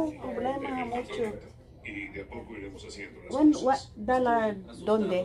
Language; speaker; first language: Spanish; non-native, learner; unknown